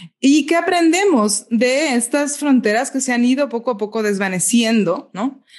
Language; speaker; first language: Spanish; native; Spanish